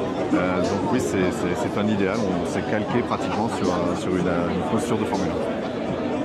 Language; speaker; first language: French; native; French